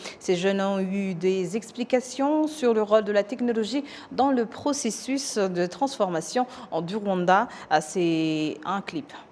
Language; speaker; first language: French; non-native, local second language; Kinyarwanda